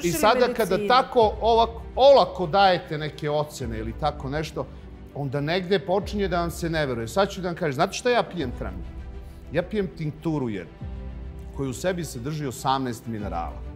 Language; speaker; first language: Serbian; native; Serbian